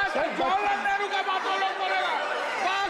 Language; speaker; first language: Hindi; non-native, local second language; Bangla